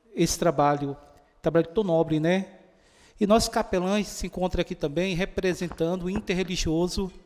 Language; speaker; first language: Portuguese; native; Portuguese